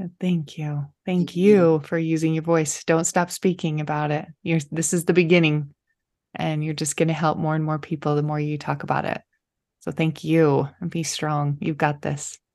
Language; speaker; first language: English; native; English